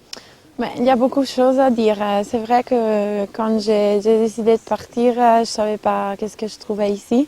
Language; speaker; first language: French; non-native, local second language; Italian